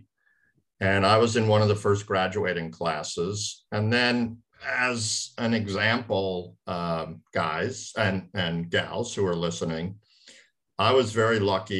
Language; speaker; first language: English; native; English